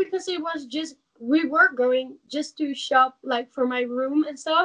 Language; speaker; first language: English; non-native, fluent; Dutch